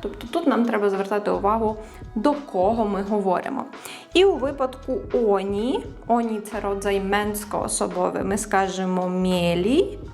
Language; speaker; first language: Polish; non-native, fluent; Ukrainian